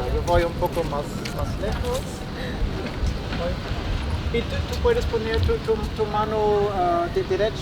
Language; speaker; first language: Spanish; non-native, learner; German